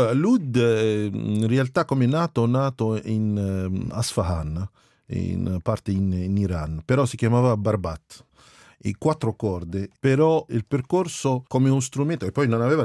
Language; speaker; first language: Italian; non-native, fluent; Arabic